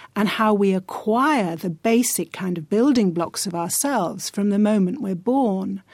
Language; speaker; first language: English; native; English